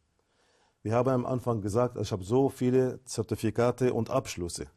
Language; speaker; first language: German; non-native, fluent; Arabic